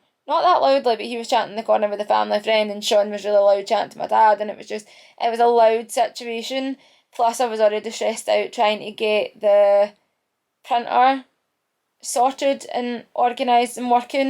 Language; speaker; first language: English; native; English